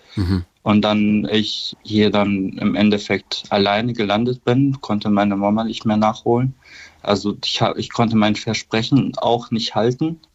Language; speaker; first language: German; non-native, fluent; Arabic